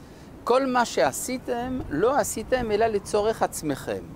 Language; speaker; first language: Hebrew; non-native, fluent; French